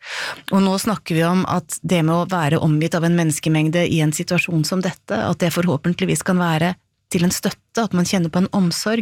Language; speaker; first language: Norwegian; native; Norwegian